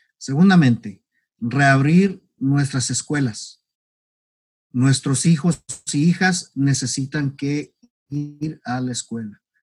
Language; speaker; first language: Spanish; early bilingual, heritage; English